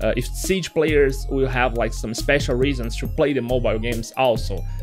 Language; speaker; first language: English; non-native, learner; Portuguese